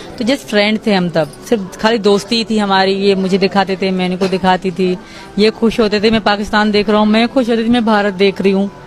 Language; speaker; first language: Urdu; non-native, local second language; Sindhi